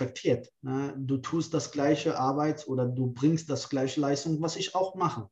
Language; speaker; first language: German; non-native, fluent; Kurdish